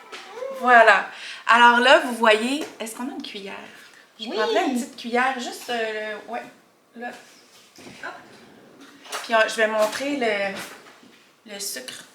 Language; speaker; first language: French; native; French